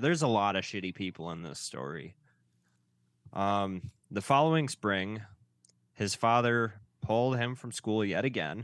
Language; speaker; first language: English; native; English